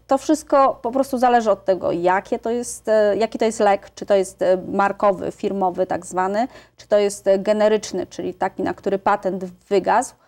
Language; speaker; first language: Polish; native; Polish